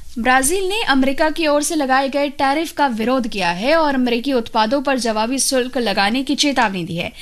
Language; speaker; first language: Hindi; native; Hindi